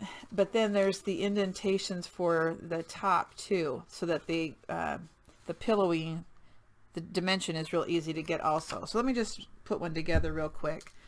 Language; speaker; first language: English; native; English